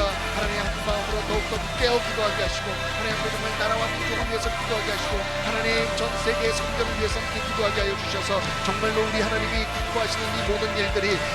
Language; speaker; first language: Korean; native; Korean